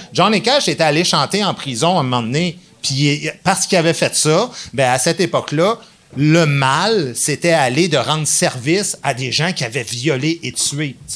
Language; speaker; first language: French; native; French